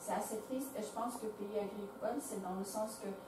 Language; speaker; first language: French; non-native, fluent; Ukrainian